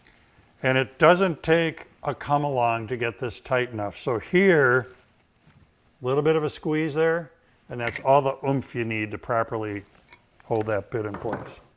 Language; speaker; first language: English; native; English